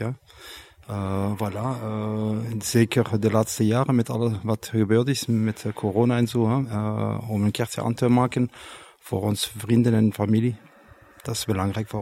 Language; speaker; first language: Dutch; non-native, local second language; French